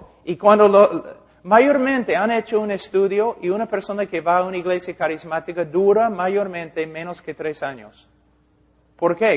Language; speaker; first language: Spanish; non-native, fluent; English